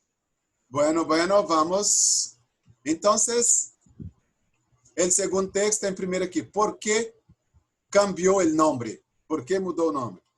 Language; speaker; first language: Spanish; non-native, fluent; Portuguese